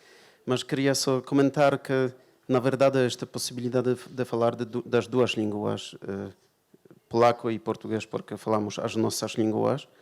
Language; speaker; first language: Portuguese; non-native, fluent; Polish